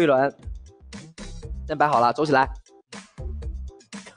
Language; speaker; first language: Chinese; native; Chinese